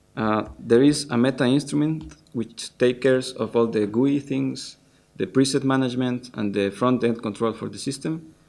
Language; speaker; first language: English; non-native, fluent; Spanish